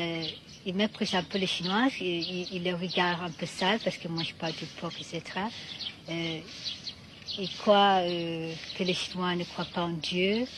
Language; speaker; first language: French; non-native, fluent; Malay